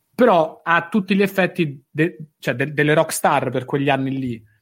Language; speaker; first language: Italian; native; Italian